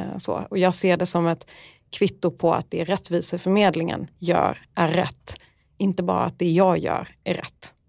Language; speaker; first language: Swedish; early bilingual, other home language; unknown